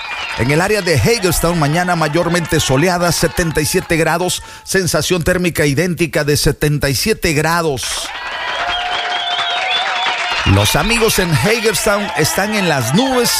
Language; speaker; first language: Spanish; native; Spanish